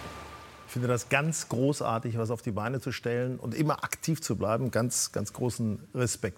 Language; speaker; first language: German; native; German